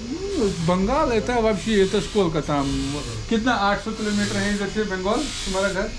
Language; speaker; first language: Russian; non-native, learner; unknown